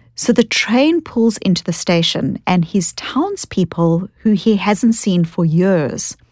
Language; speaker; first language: English; native; English